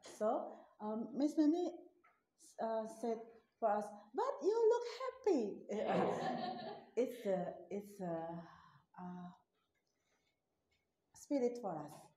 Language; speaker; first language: English; non-native, learner; Indonesian